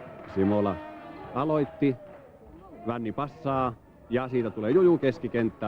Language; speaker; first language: Finnish; native; Finnish